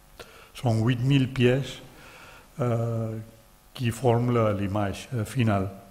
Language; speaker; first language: French; non-native, learner; Catalan